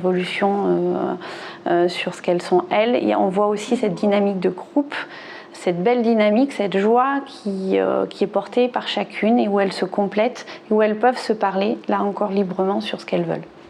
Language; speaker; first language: French; native; French